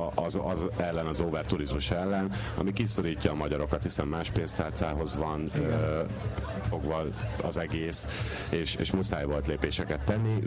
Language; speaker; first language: Hungarian; native; Hungarian